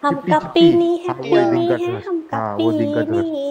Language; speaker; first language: Hindi; native; Hindi